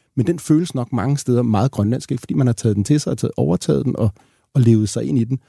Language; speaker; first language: Danish; native; Danish